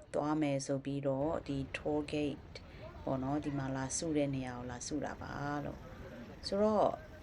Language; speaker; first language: Burmese; non-native, local second language; Kachin